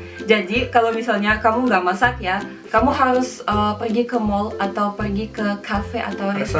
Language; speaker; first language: Indonesian; non-native, fluent; Russian